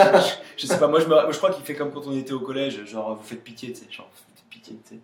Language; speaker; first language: French; native; French